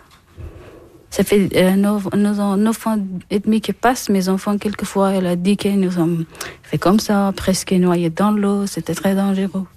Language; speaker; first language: French; non-native, learner; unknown